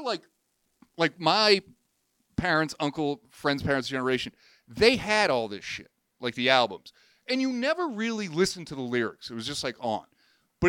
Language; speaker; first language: English; native; English